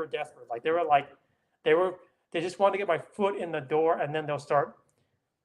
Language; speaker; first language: English; native; English